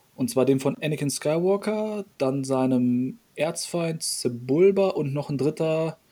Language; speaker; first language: German; early bilingual, other home language; Polish